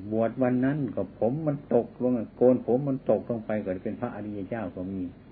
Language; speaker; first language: Thai; non-native, local second language; Lao